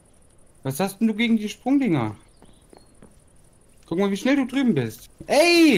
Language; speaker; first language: German; native; German